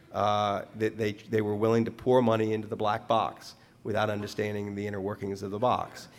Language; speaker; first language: English; native; English